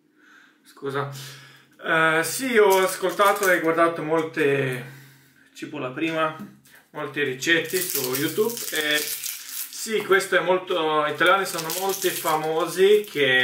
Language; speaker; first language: Italian; non-native, learner; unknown